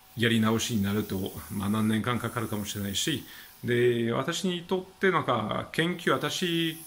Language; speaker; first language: Japanese; non-native, fluent; French